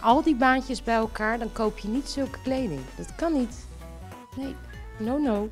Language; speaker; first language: Dutch; native; Dutch